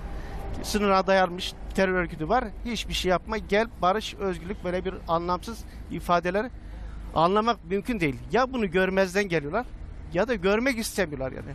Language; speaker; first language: Turkish; native; Turkish